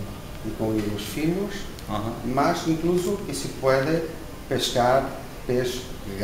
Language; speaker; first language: Spanish; non-native, learner; Portuguese